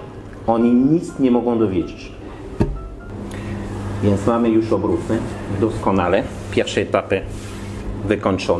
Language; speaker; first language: Polish; non-native, learner; French